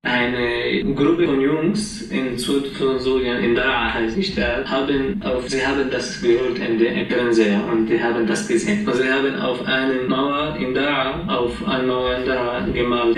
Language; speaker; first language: German; non-native, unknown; Arabic